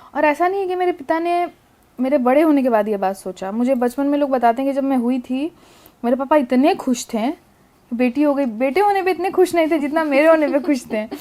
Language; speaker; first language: Hindi; native; Hindi